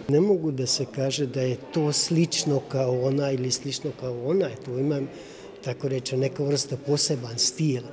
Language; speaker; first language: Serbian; non-native, local second language; Hungarian